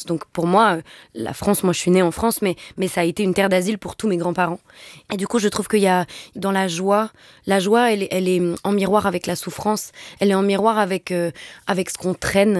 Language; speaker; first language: French; native; French